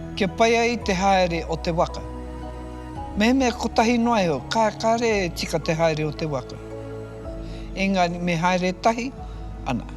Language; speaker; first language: Māori; native; Māori